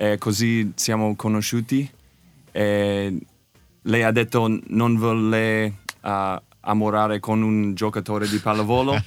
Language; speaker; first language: Italian; non-native, learner; English